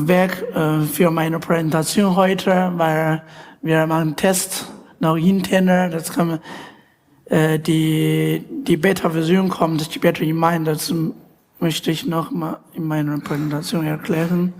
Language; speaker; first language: German; non-native, learner; Chinese